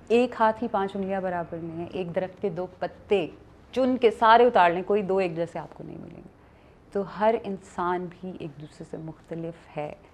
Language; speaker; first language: Urdu; native; Urdu